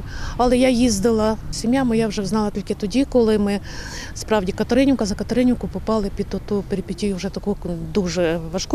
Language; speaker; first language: Ukrainian; native; Ukrainian